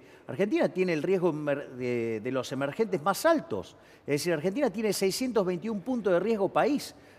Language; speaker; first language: Spanish; native; Spanish